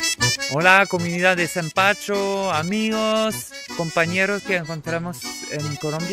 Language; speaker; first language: Spanish; non-native, learner; French